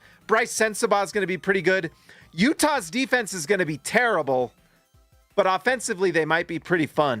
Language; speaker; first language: English; native; English